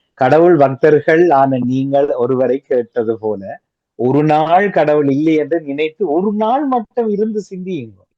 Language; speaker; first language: Tamil; native; Tamil